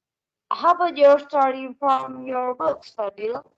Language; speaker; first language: English; non-native, learner; Indonesian